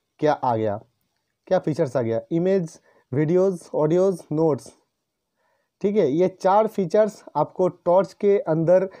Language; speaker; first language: Hindi; non-native, local second language; Bangla